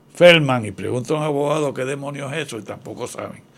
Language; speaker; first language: Spanish; native; Spanish